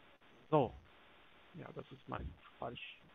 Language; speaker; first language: German; non-native, learner; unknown